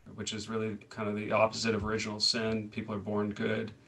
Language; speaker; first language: English; native; English